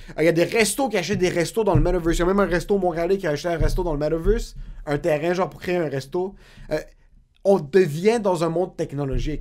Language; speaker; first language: French; native; French